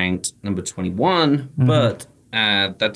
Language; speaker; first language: English; native; English